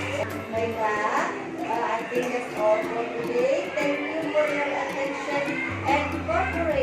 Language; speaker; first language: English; non-native, learner; Indonesian